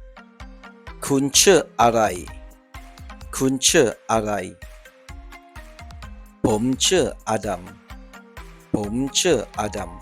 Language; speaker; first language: Thai; non-native, learner; English